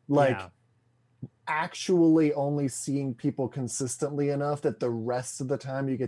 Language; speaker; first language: English; native; English